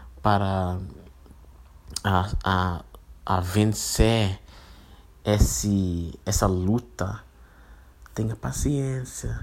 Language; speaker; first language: Portuguese; non-native, fluent; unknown